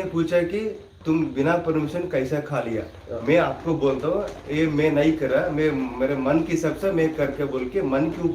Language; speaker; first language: Hindi; non-native, local second language; Kannada